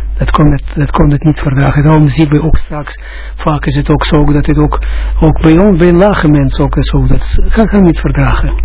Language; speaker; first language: Dutch; non-native, fluent; Russian